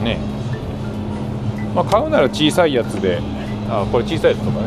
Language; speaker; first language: Japanese; native; Japanese